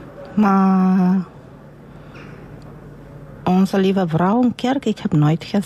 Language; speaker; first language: Dutch; non-native, learner; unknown